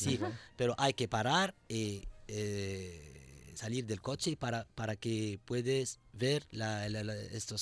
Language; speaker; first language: Spanish; non-native, fluent; Arabic